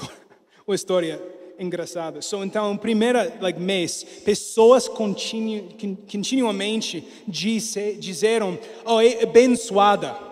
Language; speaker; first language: Portuguese; non-native, learner; English